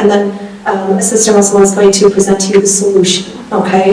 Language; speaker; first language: English; native; English